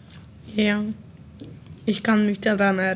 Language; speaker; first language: German; early bilingual, other home language; Polish